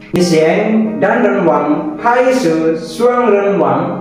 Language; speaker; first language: Chinese; non-native, learner; Indonesian